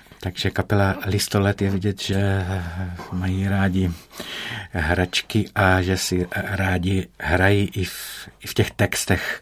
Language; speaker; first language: Czech; native; Czech